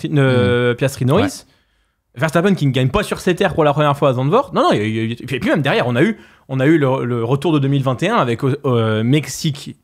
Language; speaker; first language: French; native; French